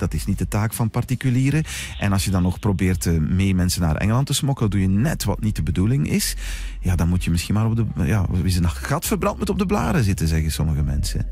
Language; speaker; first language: Dutch; native; Dutch